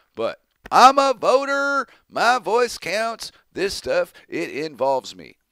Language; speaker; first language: English; native; English